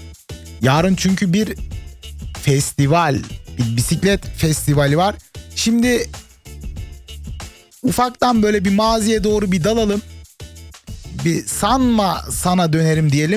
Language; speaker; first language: Turkish; native; Turkish